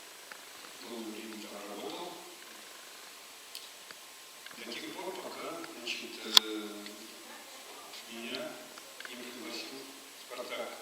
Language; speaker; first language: Russian; native; Russian